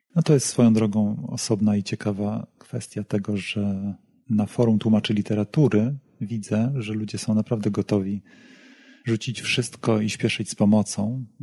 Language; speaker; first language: Polish; native; Polish